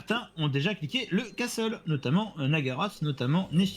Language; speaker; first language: French; native; French